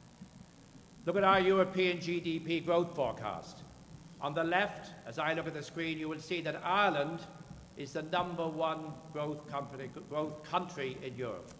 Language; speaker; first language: English; native; English